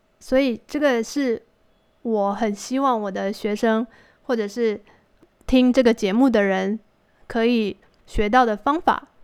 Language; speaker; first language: Chinese; native; Chinese